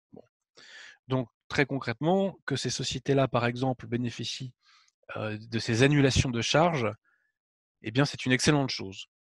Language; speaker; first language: French; native; French